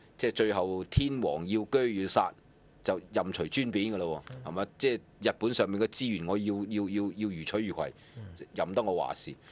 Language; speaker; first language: Cantonese; native; Cantonese